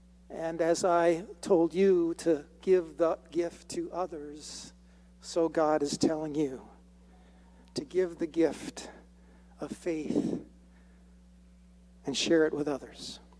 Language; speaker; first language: English; native; English